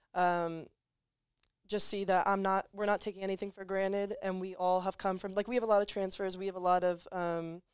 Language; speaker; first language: English; native; English